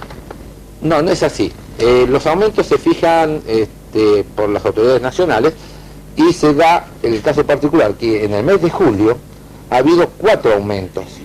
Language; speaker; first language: Spanish; native; Spanish